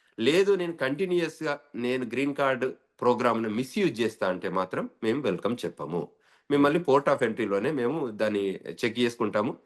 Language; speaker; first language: Telugu; native; Telugu